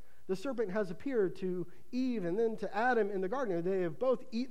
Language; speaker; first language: English; native; English